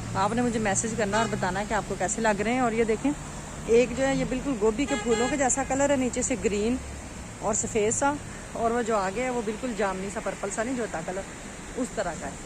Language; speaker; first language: Urdu; native; Urdu